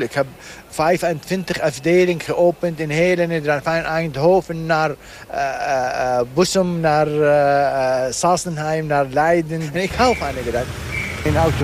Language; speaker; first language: Dutch; non-native, learner; Arabic